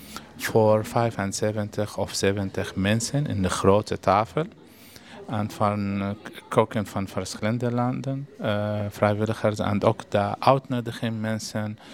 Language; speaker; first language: Dutch; non-native, learner; Arabic